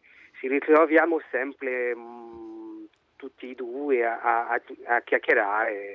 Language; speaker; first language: Italian; non-native, learner; French